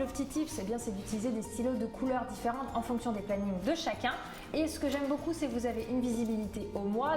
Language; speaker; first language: French; native; French